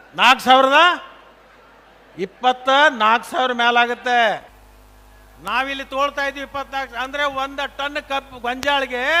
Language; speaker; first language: Kannada; native; Kannada